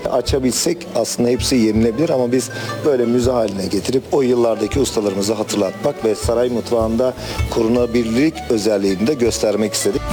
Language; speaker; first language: Turkish; native; Turkish